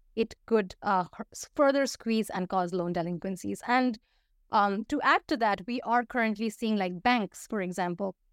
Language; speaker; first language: English; non-native, fluent; Hindi